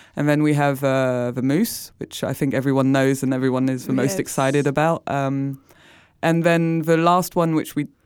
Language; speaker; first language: English; non-native, fluent; French